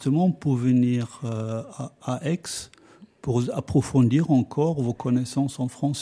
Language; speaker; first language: French; non-native, fluent; German